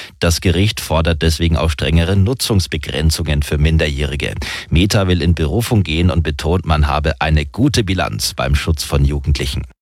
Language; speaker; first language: German; native; German